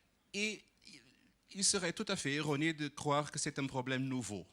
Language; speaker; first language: French; non-native, fluent; Portuguese